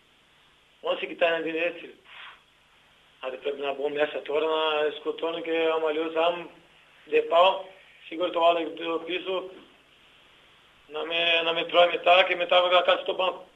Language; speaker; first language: Greek; non-native, learner; Portuguese